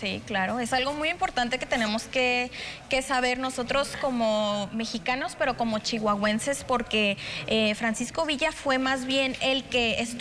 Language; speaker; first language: Spanish; native; Spanish